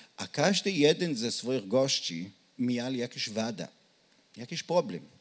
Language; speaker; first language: Polish; non-native, learner; Hebrew